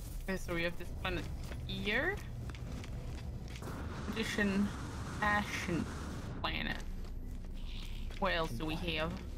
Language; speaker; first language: English; non-native, fluent; Dutch